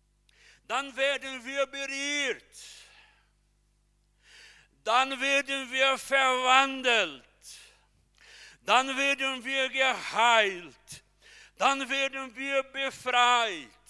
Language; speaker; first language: German; non-native, fluent; Portuguese